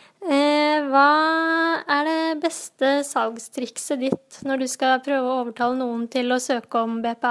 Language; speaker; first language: Norwegian; native; Norwegian